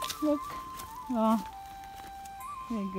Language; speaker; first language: English; non-native, local second language; Filipino